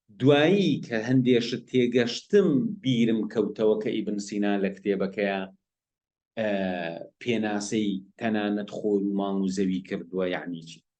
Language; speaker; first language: Central Kurdish; non-native, local second language; Gurani